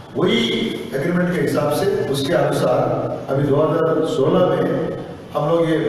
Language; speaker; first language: Hindi; non-native, local second language; Telugu